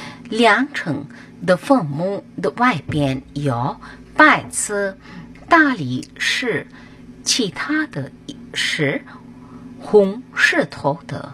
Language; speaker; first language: Chinese; non-native, fluent; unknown